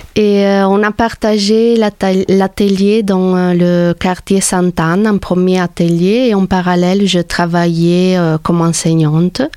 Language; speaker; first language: French; non-native, fluent; Italian